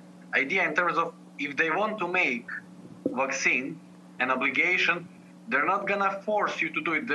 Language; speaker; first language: English; non-native, fluent; Serbian